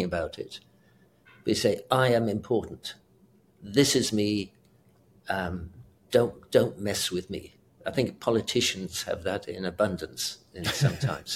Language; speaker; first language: English; native; English